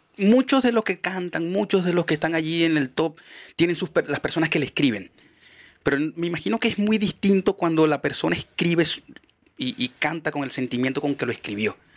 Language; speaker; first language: Spanish; native; Spanish